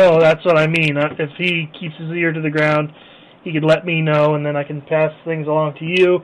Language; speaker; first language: English; native; English